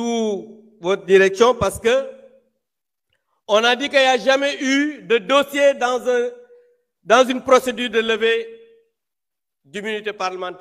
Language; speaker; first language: French; non-native, local second language; Wolof